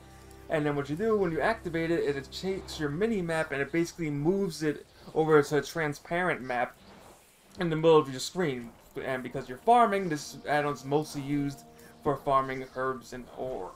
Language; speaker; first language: English; native; English